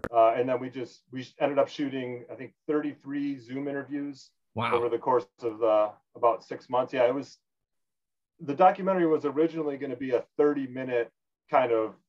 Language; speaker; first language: English; native; English